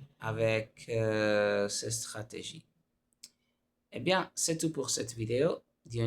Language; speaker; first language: French; non-native, learner; Spanish